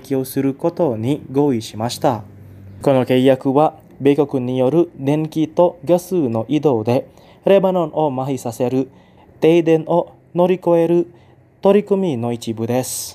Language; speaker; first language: Japanese; non-native, fluent; Indonesian